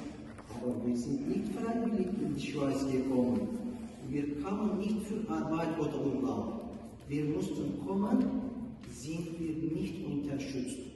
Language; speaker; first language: German; non-native, learner; Turkish